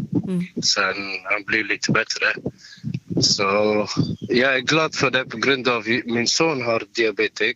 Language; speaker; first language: Swedish; non-native, learner; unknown